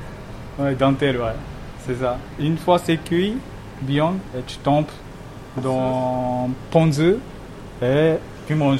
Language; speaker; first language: French; non-native, fluent; Japanese